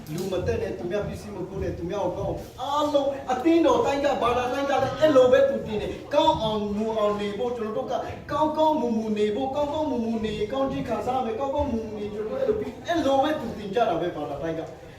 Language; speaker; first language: Burmese; non-native, local second language; Lahu